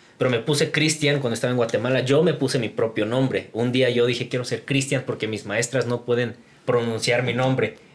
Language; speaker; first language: Spanish; early bilingual, other home language; Korean